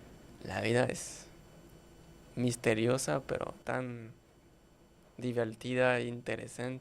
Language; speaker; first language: Spanish; non-native, fluent; French